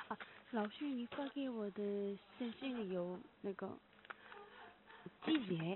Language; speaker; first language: Chinese; non-native, learner; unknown